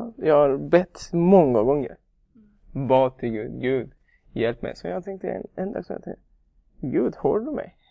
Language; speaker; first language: Swedish; non-native, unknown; Persian